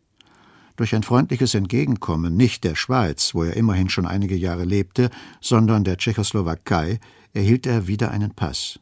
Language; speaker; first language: German; native; German